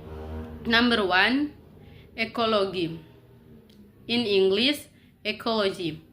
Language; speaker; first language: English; non-native, learner; Indonesian